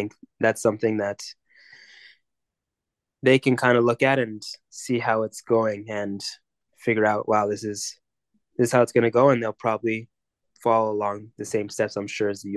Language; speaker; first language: English; native; English